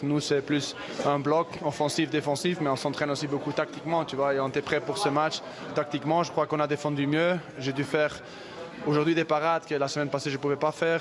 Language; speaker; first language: French; non-native, fluent; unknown